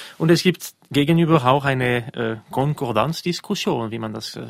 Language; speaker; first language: German; non-native, local second language; French